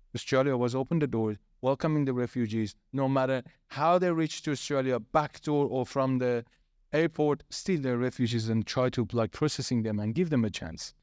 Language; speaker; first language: English; non-native, fluent; Persian